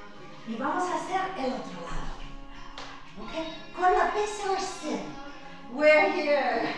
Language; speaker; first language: Spanish; non-native, fluent; English